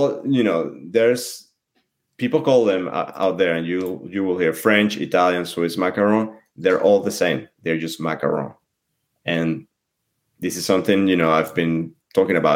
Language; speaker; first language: English; non-native, fluent; French